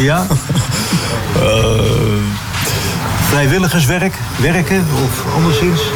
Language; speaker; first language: Dutch; native; Dutch